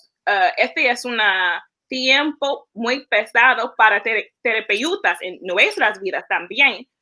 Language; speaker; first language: Spanish; early bilingual, heritage; English